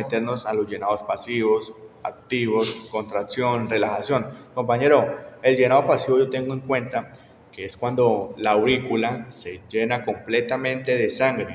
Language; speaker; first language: Spanish; native; Spanish